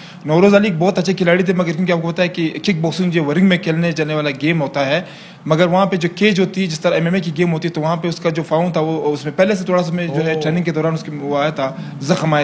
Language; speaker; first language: Urdu; native; Urdu